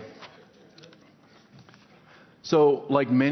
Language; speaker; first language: English; native; English